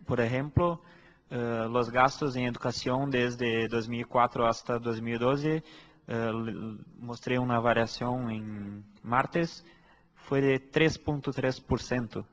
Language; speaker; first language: Spanish; non-native, fluent; Portuguese